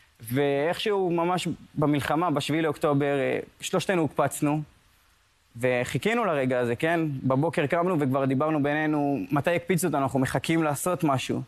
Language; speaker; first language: Hebrew; early bilingual, other home language; Spanish